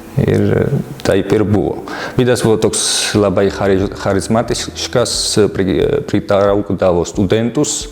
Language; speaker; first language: Lithuanian; non-native, fluent; Georgian